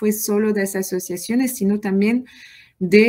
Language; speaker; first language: Portuguese; non-native, learner; French